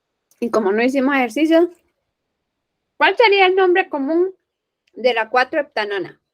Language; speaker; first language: Spanish; native; Spanish